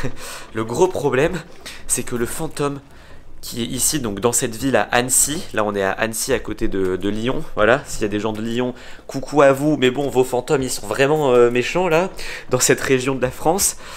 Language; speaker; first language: French; native; French